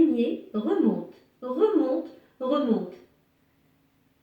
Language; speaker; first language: French; native; French